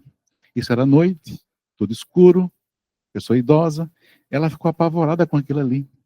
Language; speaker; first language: Portuguese; native; Portuguese